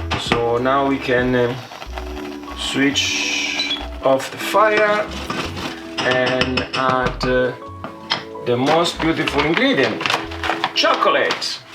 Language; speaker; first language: English; non-native, fluent; Italian